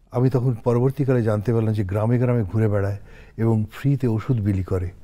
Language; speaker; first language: Bangla; native; Bangla